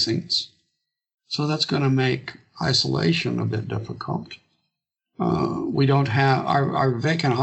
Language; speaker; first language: English; native; English